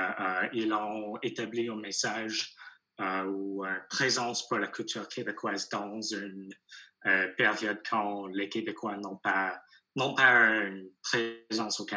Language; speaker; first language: French; non-native, learner; English